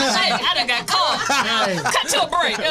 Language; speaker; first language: English; native; English